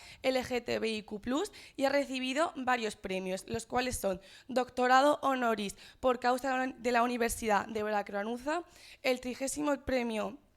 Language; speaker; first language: Spanish; native; Spanish